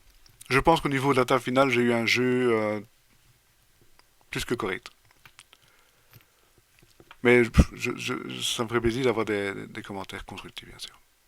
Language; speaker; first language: French; native; French